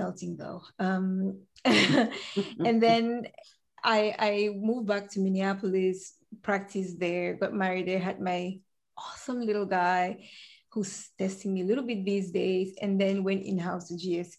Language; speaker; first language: English; native; English